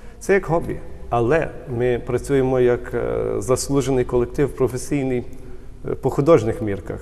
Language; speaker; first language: Ukrainian; early bilingual, heritage; Ukrainian